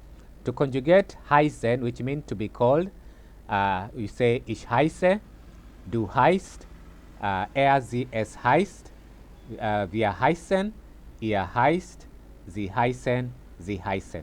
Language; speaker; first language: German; non-native, fluent; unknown